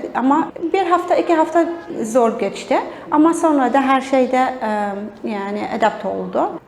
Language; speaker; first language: Turkish; non-native, learner; Arabic